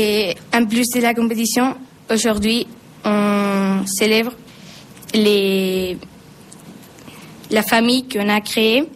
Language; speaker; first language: French; non-native, learner; Spanish